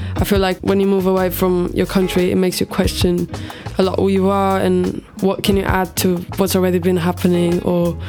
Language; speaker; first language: English; non-native, fluent; Portuguese